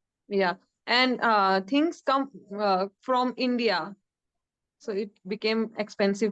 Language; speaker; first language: English; non-native, learner; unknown